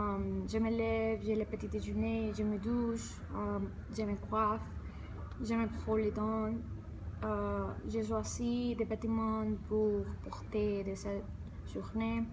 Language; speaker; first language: French; non-native, learner; Spanish